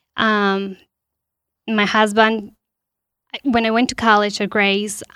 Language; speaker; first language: English; non-native, fluent; Spanish